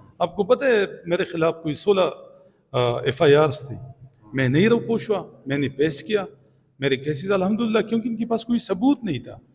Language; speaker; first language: Urdu; non-native, local second language; Pashto